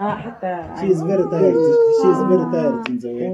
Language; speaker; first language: English; non-native, learner; Arabic